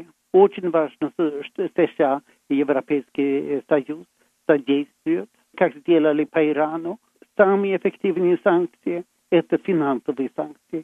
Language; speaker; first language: Russian; non-native, fluent; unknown